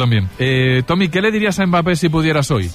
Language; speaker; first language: Spanish; native; Spanish